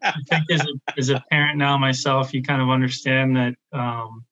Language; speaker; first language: English; native; English